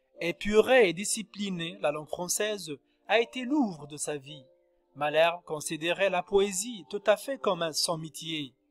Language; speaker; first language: French; non-native, local second language; Arabic